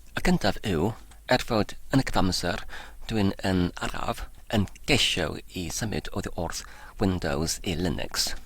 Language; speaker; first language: Welsh; non-native, fluent; German